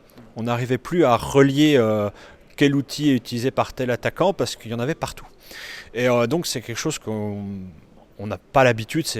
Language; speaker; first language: French; native; French